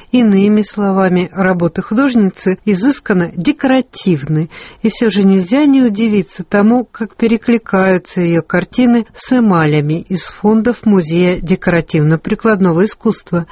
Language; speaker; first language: Russian; native; Russian